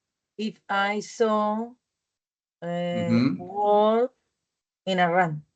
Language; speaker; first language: English; non-native, learner; Spanish